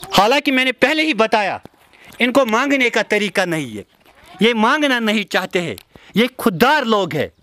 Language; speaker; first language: Hindi; non-native, local second language; Kashmiri